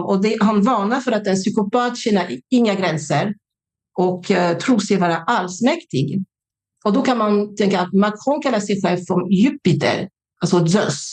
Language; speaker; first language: Swedish; non-native, fluent; French